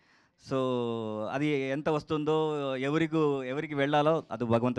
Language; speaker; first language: Telugu; non-native, learner; Kannada